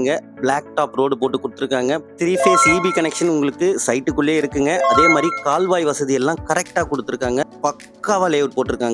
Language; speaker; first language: Tamil; native; Tamil